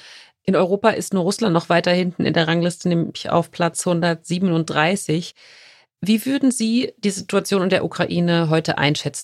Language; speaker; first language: German; native; German